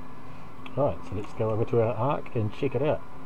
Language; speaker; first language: English; native; English